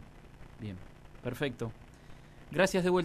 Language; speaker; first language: Spanish; native; Spanish